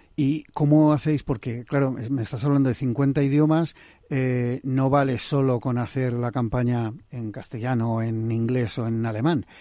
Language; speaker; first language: Spanish; native; Spanish